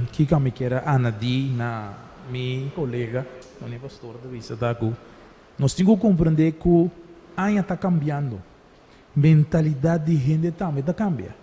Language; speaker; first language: Portuguese; non-native, learner; Papiamento